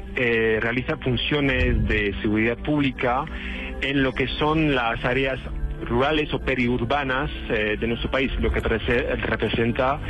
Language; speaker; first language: Spanish; non-native, fluent; French